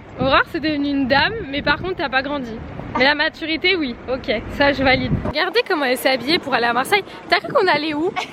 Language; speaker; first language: French; early bilingual, other home language; Portuguese